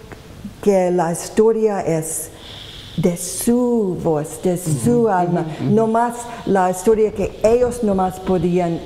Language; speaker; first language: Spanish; non-native, learner; English